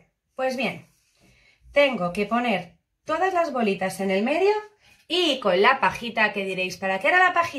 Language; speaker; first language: Spanish; native; Spanish